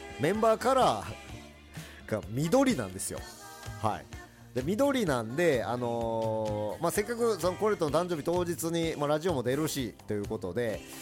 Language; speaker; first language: Japanese; early bilingual, other home language; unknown